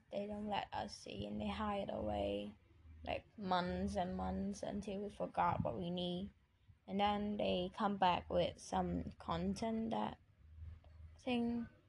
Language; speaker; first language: English; non-native, fluent; Vietnamese